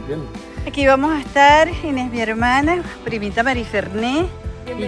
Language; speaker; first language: Spanish; native; Spanish